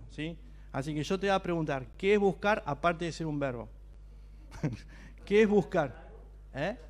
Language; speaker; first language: Spanish; native; Spanish